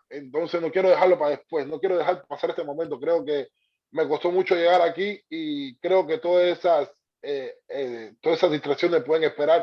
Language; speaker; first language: Spanish; native; Spanish